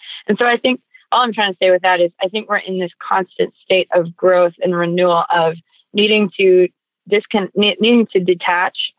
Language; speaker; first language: English; native; English